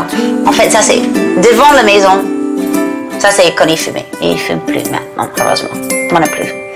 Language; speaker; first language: French; non-native, learner; English